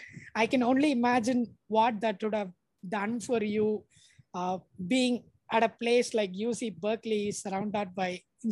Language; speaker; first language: English; non-native, local second language; Tamil